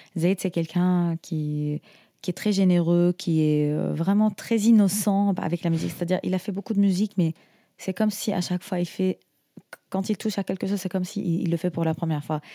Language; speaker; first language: French; non-native, fluent; Arabic